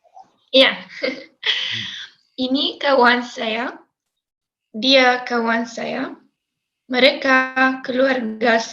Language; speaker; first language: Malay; non-native, learner; Italian